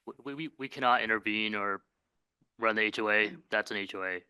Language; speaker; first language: English; native; English